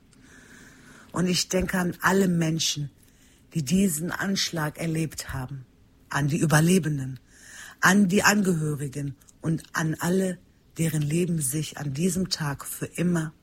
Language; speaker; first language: German; early bilingual, other home language; Turkish